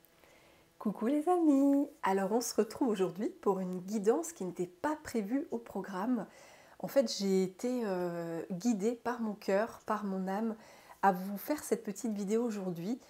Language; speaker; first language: French; native; French